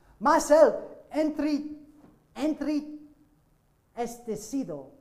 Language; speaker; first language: Spanish; non-native, learner; English